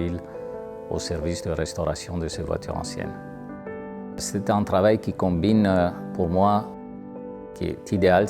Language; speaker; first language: French; non-native, fluent; Romanian